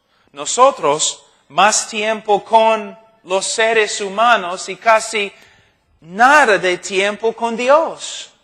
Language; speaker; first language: Spanish; non-native, fluent; English